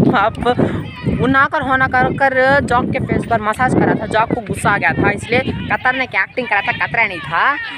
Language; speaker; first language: Hindi; non-native, local second language; Urdu